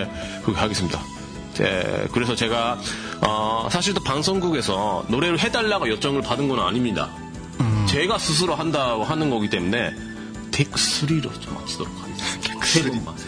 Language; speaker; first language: Korean; non-native, fluent; Japanese